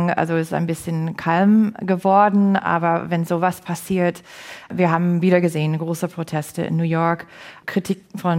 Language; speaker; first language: German; non-native, fluent; English